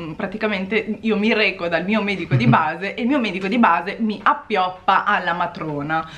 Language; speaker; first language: Italian; native; Italian